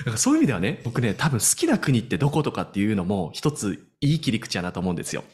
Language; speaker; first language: Japanese; native; Japanese